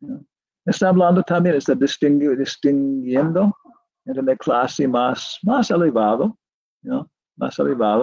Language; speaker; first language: Spanish; non-native, learner; English